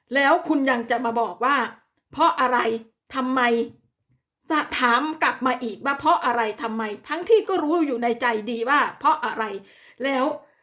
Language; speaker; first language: Thai; native; Thai